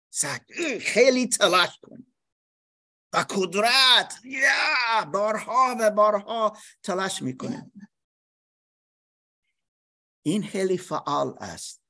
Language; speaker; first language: Persian; non-native, learner; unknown